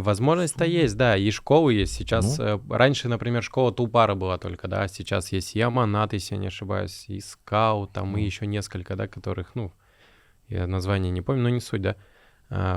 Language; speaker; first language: Russian; native; Russian